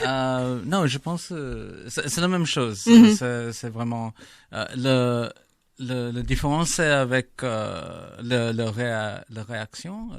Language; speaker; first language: French; non-native, learner; English